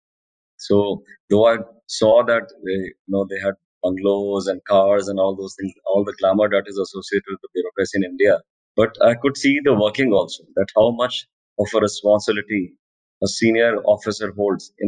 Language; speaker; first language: English; non-native, local second language; Hindi